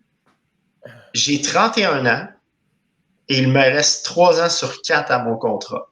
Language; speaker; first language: French; native; French